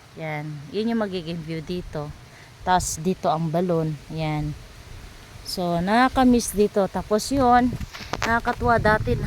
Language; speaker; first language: Filipino; non-native, local second language; Cebuano